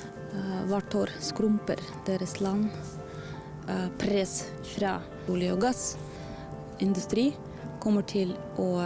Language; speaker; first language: Norwegian; non-native, fluent; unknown